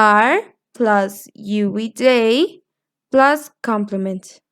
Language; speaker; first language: English; non-native, fluent; Spanish